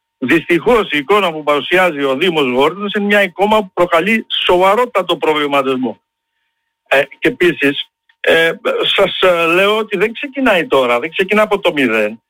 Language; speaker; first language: Greek; native; Greek